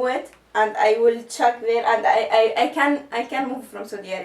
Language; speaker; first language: English; non-native, learner; Arabic